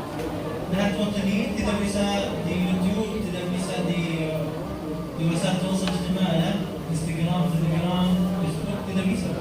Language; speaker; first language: Indonesian; non-native, learner; Arabic